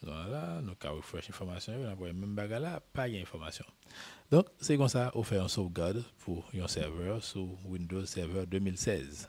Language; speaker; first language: French; non-native, local second language; Haitian Creole